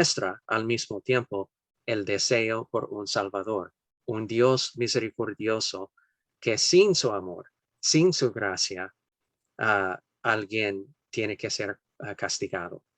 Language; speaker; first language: Spanish; non-native, fluent; English